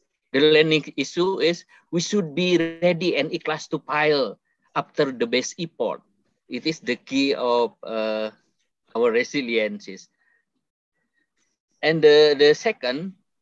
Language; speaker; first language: English; non-native, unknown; Indonesian